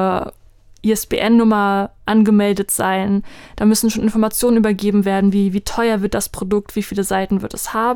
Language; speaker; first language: German; native; German